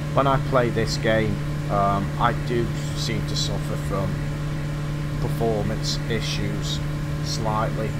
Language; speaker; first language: English; native; English